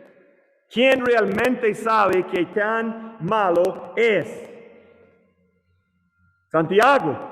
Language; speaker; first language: Spanish; non-native, learner; English